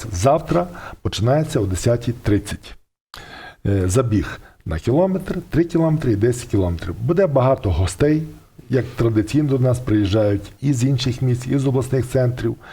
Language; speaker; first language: Ukrainian; native; Ukrainian